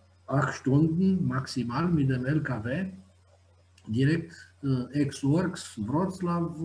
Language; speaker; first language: German; non-native, fluent; Romanian